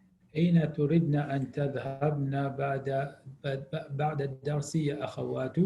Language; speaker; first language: Arabic; non-native, learner; English